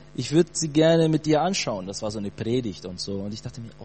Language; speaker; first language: German; early bilingual, other home language; Portuguese